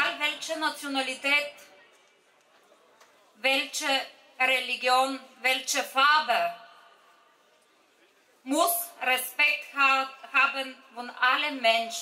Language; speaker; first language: German; non-native, learner; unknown